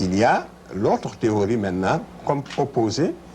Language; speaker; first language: French; non-native, local second language; Wolof